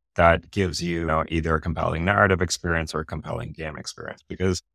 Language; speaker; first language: English; non-native, local second language; Urdu